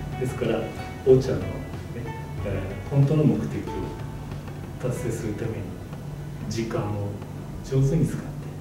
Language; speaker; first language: Japanese; native; Japanese